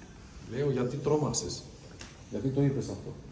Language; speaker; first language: Greek; early bilingual, other home language; Albanian